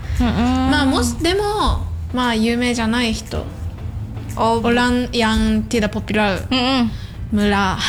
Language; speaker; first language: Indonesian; non-native, learner; Japanese